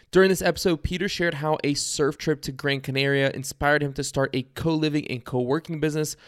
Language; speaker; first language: English; early bilingual, other home language; Bulgarian